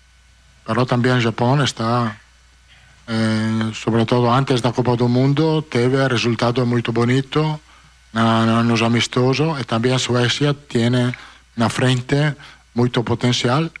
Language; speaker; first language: Spanish; non-native, fluent; Italian